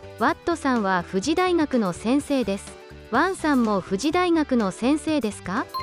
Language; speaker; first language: Japanese; non-native, learner; Portuguese